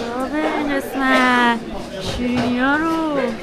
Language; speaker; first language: Persian; native; Persian